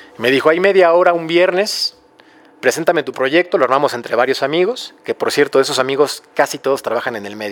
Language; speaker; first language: Spanish; native; Spanish